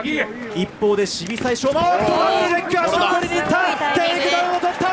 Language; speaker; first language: Japanese; native; Japanese